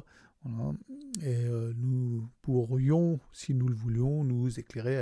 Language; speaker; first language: French; native; French